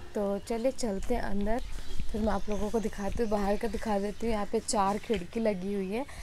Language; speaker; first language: Hindi; non-native, local second language; Odia